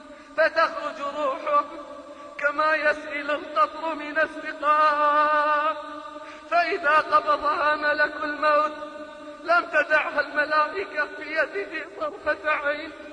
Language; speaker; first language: Arabic; native; Arabic